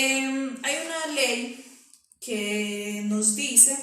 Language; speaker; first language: Spanish; native; Spanish